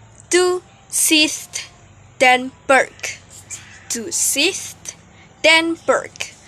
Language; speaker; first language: German; non-native, learner; Indonesian